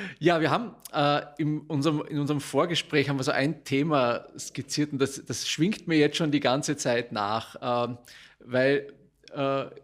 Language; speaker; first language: German; native; German